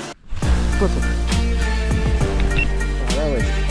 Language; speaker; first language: French; native; French